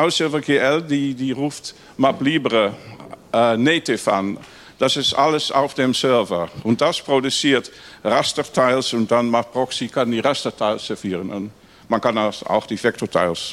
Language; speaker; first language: German; non-native, learner; Dutch